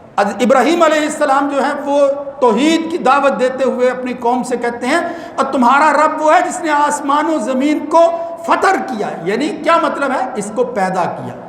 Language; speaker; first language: Urdu; non-native, local second language; Punjabi